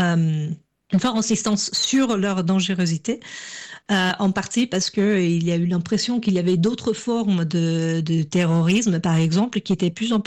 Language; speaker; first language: French; non-native, fluent; English